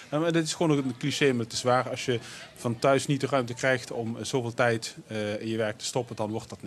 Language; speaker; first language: Dutch; native; Dutch